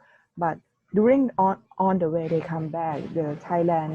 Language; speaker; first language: English; non-native, learner; Thai